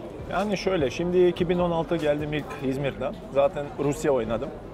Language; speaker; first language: Turkish; non-native, learner; Macedonian